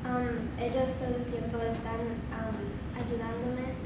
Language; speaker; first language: Spanish; non-native, learner; English